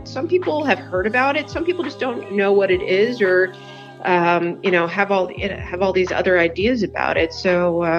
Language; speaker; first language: English; native; English